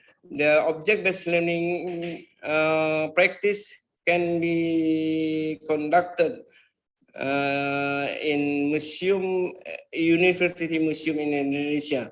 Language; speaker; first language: English; non-native, fluent; Indonesian